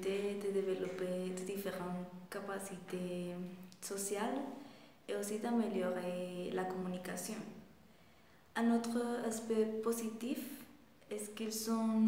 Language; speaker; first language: French; non-native, fluent; Spanish